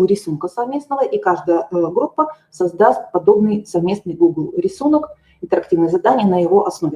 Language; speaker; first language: Russian; native; Russian